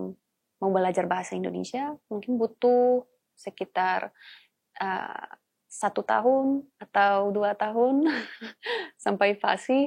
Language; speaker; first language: Indonesian; non-native, fluent; Polish